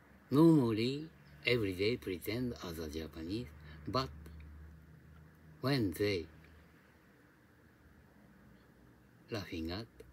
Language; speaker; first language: English; non-native, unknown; Japanese